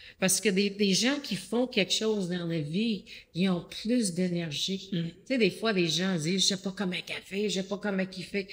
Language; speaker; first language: French; non-native, local second language; English